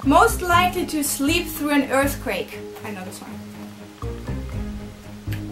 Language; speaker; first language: English; non-native, fluent; German